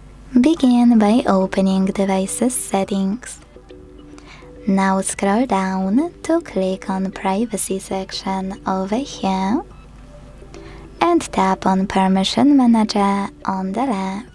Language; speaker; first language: English; non-native, fluent; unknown